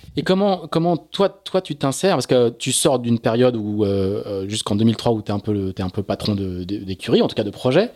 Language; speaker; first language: French; native; French